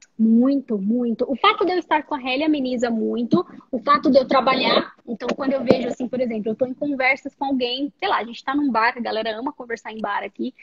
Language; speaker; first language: Portuguese; native; Portuguese